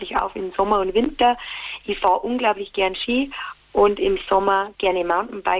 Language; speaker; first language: German; native; German